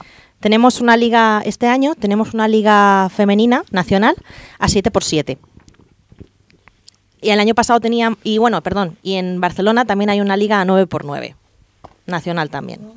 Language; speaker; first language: Spanish; native; Spanish